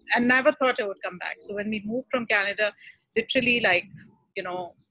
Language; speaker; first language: English; non-native, local second language; Urdu